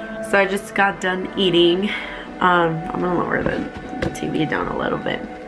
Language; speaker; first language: English; early bilingual, other home language; Spanish